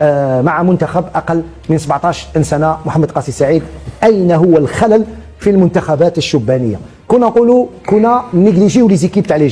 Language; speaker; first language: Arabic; native; Arabic